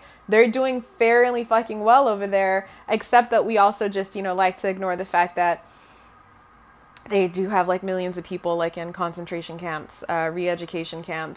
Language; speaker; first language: English; non-native, local second language; Bemba